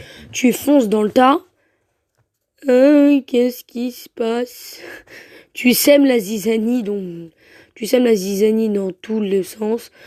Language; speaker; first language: French; native; French